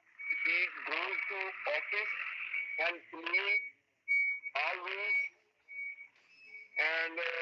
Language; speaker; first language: English; non-native, learner; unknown